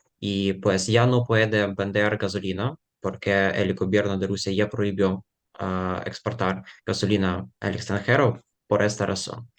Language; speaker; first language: Spanish; non-native, fluent; Ukrainian